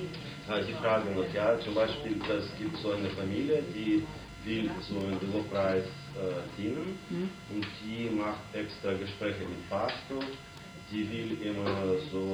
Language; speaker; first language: German; non-native, learner; Russian